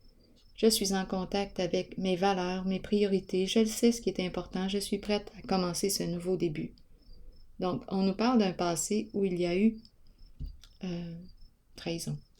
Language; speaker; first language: French; native; French